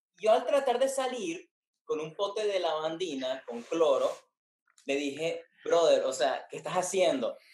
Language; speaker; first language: Spanish; native; Spanish